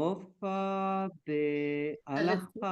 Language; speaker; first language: Hebrew; non-native, learner; French